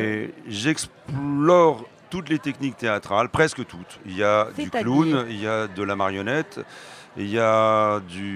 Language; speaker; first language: French; native; French